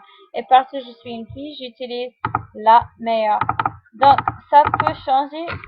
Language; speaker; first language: French; non-native, fluent; English